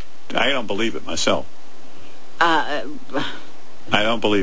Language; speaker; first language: English; native; English